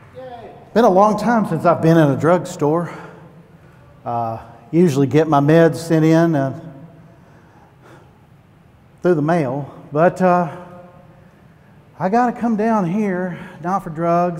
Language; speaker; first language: English; native; English